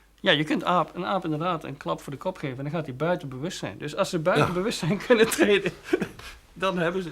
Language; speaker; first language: Dutch; native; Dutch